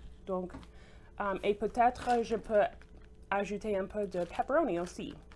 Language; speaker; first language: French; non-native, fluent; English